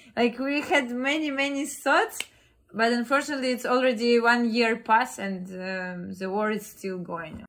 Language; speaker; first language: English; non-native, fluent; Ukrainian